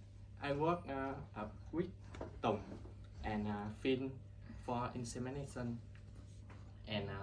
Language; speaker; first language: English; non-native, learner; Vietnamese